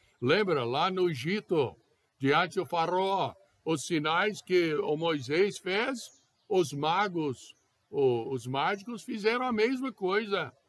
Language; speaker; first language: Portuguese; non-native, fluent; English